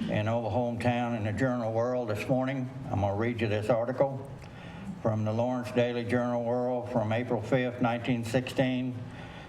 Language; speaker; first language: English; native; English